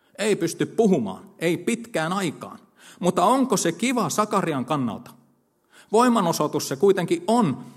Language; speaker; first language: Finnish; native; Finnish